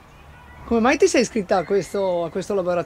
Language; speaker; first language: Italian; native; Italian